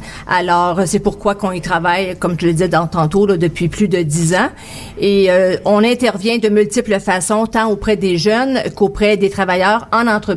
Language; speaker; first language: French; native; French